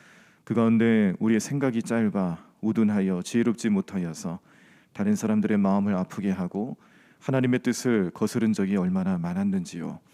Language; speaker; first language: Korean; native; Korean